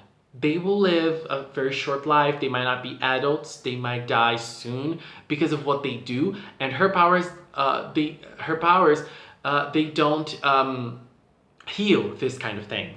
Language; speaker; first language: English; non-native, fluent; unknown